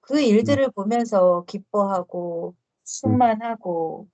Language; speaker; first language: Korean; native; Korean